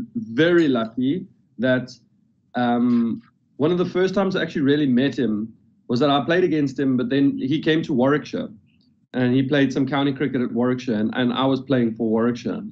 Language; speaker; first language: English; native; English